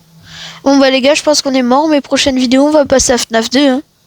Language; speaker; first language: French; native; French